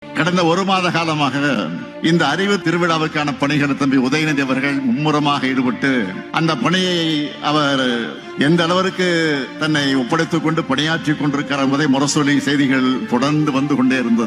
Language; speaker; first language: Tamil; native; Tamil